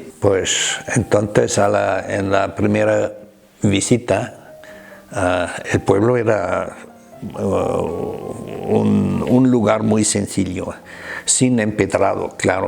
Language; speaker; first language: Spanish; non-native, fluent; German